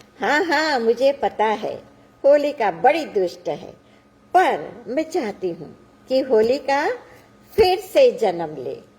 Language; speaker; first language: Hindi; non-native, local second language; Gujarati